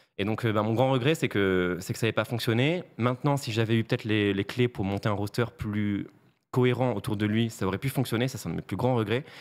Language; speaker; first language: French; native; French